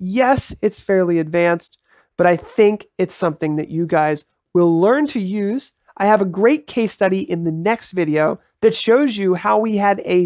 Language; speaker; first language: English; native; English